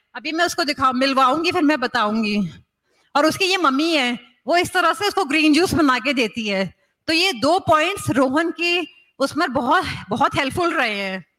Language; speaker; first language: Hindi; native; Hindi